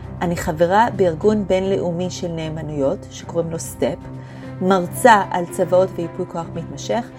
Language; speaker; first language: Hebrew; native; Hebrew